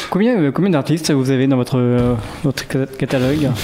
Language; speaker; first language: French; native; French